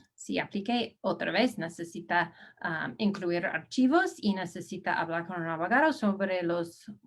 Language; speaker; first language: Spanish; non-native, learner; English